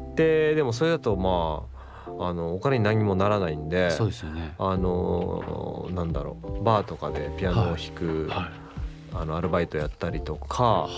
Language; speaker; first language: Japanese; native; Japanese